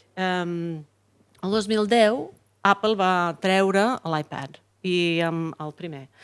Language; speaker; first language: Catalan; non-native, fluent; English